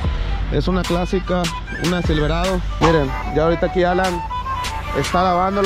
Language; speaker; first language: Spanish; native; Spanish